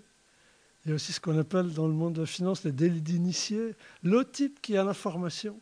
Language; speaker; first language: French; native; French